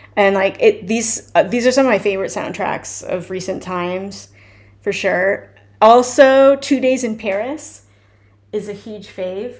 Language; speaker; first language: English; native; English